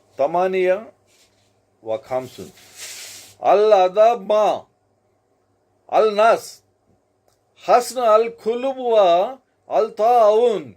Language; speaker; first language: Arabic; non-native, learner; Telugu